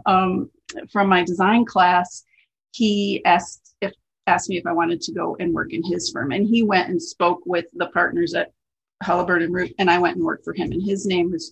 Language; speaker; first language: English; native; English